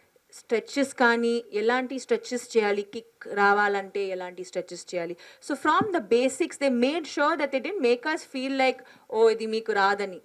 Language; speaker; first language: Telugu; non-native, fluent; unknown